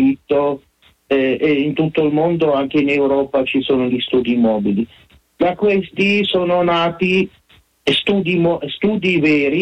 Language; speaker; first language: Italian; non-native, fluent; Arabic